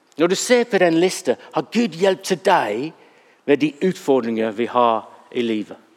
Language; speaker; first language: Norwegian; non-native, fluent; English